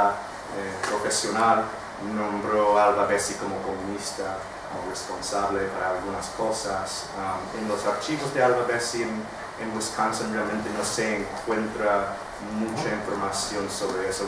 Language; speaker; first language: Spanish; non-native, fluent; English